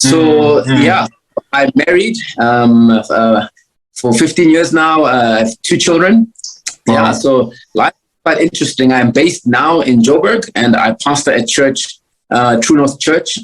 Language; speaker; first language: English; non-native, local second language; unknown